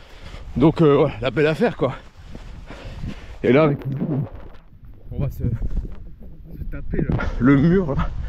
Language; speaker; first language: French; native; French